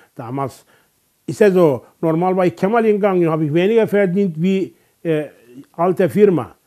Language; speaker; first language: German; non-native, learner; Turkish